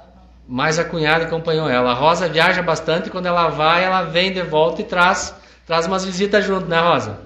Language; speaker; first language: Portuguese; native; Portuguese